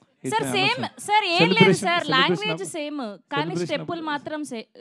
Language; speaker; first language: Telugu; native; Telugu